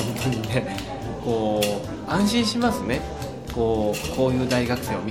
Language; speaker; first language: Japanese; native; Japanese